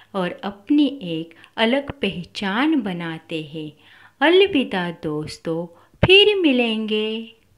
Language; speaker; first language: Hindi; non-native, local second language; Marathi